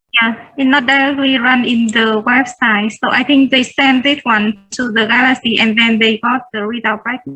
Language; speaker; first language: English; non-native, learner; Vietnamese